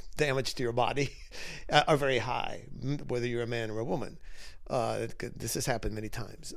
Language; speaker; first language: English; early bilingual, other home language; Spanish